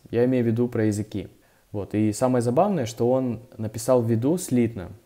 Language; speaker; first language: Russian; native; Russian